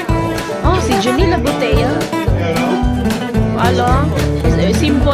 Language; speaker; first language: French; non-native, learner; Filipino